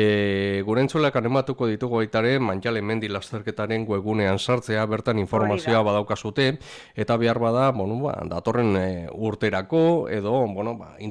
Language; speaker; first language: Basque; native; Basque